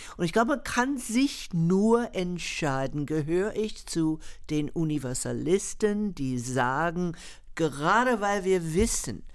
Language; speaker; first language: German; non-native, fluent; English